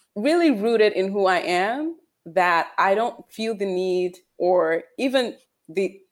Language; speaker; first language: English; non-native, local second language; Yoruba